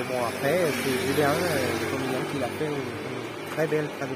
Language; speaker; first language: French; non-native, fluent; Spanish